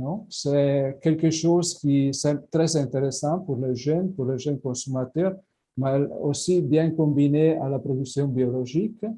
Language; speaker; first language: French; non-native, fluent; Italian